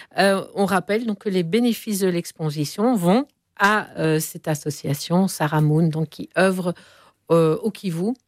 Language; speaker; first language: French; native; French